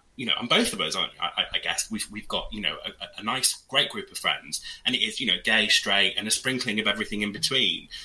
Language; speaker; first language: English; native; English